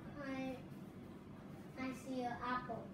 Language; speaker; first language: English; non-native, learner; Vietnamese